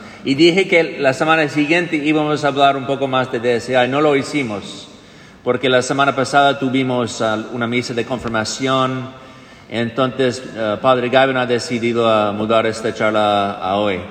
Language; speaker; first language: Spanish; non-native, fluent; English